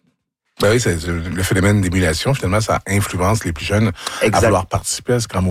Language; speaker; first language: French; native; French